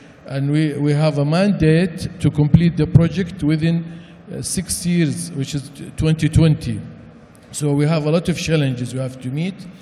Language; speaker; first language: English; non-native, fluent; Arabic